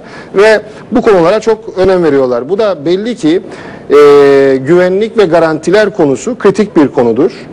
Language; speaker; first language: Turkish; native; Turkish